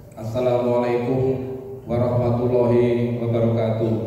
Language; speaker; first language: Indonesian; native; Indonesian